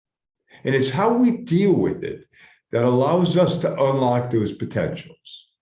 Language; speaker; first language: English; native; English